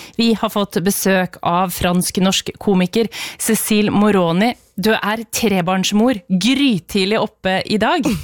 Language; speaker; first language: Norwegian; native; Norwegian